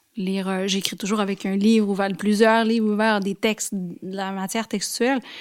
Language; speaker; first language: French; native; French